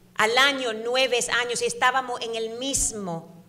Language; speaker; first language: Spanish; early bilingual, heritage; Spanish